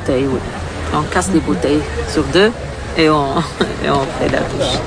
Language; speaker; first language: French; non-native, learner; Arabic